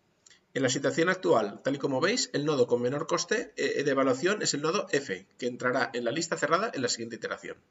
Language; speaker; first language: Spanish; native; Spanish